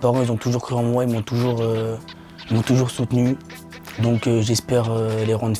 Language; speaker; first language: French; early bilingual, other home language; Portuguese